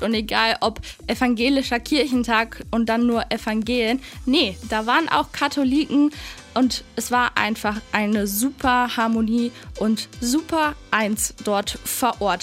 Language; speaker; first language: German; native; German